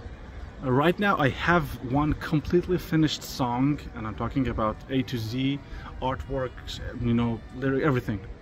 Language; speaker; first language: English; non-native, fluent; Persian